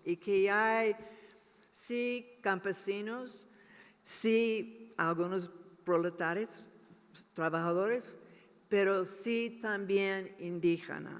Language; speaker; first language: Spanish; non-native, learner; English